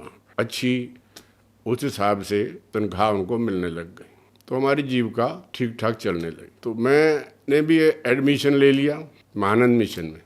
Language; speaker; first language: Hindi; early bilingual, other home language; Punjabi